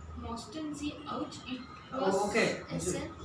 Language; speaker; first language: German; non-native, learner; Marathi